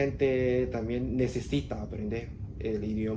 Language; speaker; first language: Spanish; non-native, learner; Cantonese